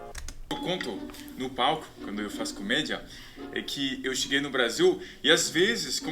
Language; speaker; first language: Portuguese; non-native, fluent; French